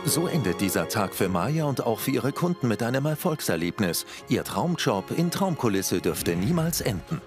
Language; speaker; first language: German; native; German